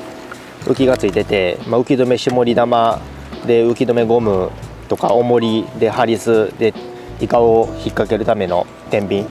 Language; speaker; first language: Japanese; native; Japanese